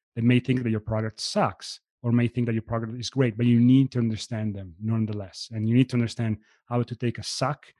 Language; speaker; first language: English; non-native, fluent; Italian